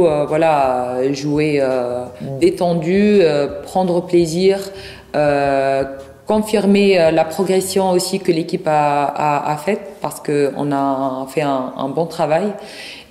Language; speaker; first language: French; non-native, local second language; Arabic